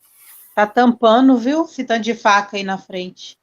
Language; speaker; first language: Portuguese; native; Portuguese